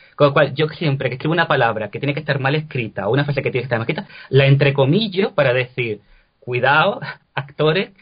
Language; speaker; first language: Spanish; native; Spanish